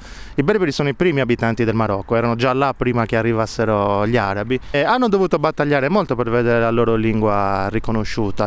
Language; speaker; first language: Italian; native; Italian